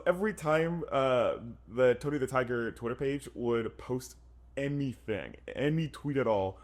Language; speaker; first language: English; native; English